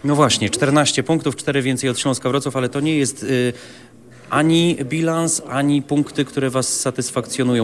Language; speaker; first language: Polish; native; Polish